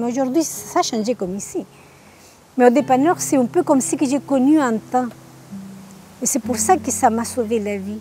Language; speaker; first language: French; native; French